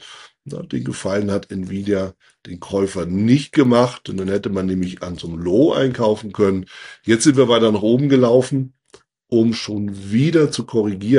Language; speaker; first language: German; native; German